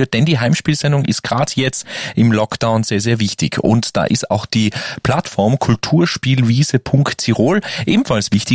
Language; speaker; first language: German; native; German